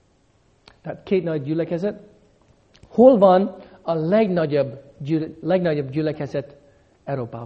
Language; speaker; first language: Hungarian; non-native, fluent; English